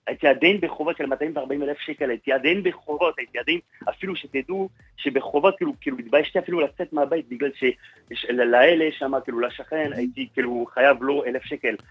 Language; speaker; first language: Hebrew; non-native, fluent; French